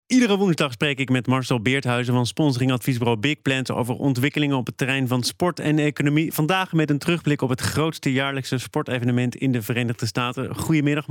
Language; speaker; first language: Dutch; native; Dutch